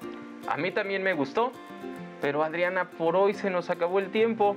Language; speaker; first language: Spanish; native; Spanish